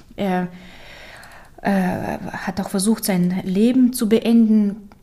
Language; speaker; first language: German; early bilingual, other home language; Romanian